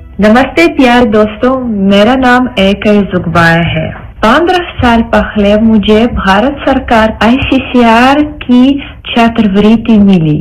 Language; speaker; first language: Hindi; non-native, fluent; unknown